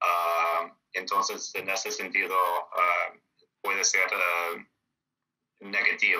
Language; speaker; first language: Spanish; non-native, fluent; English